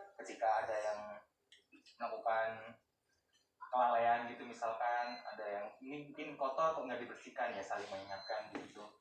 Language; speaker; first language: Indonesian; native; Indonesian